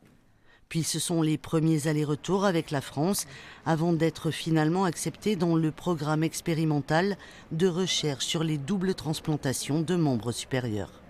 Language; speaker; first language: French; native; French